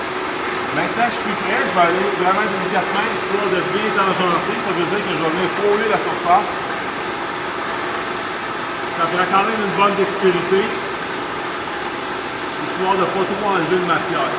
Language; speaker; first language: French; native; French